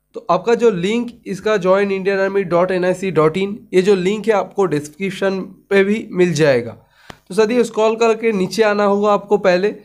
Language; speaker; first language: Hindi; non-native, local second language; Bangla